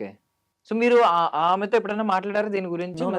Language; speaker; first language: Telugu; native; Telugu